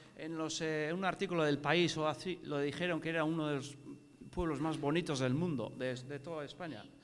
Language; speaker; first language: Spanish; non-native, fluent; English